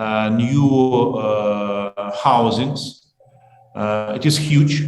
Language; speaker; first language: English; non-native, learner; Ukrainian